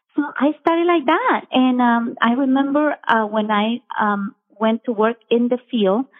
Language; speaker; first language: English; non-native, fluent; Spanish